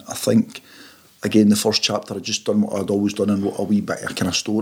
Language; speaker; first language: English; native; English